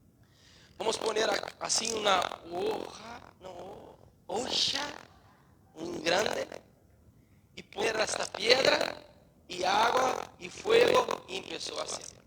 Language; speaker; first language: Spanish; non-native, learner; Portuguese